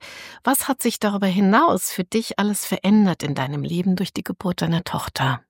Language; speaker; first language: German; native; German